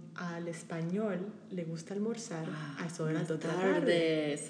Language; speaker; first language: Spanish; native; Spanish